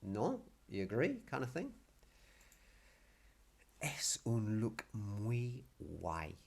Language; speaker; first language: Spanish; non-native, fluent; English